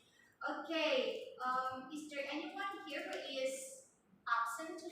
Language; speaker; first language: English; non-native, learner; Indonesian